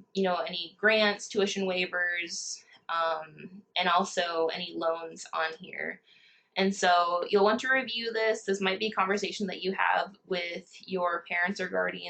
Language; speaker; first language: English; native; English